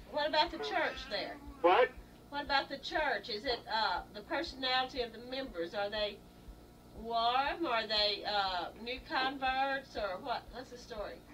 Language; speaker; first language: English; native; English